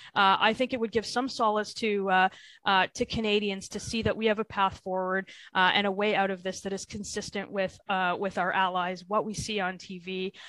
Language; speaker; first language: English; native; English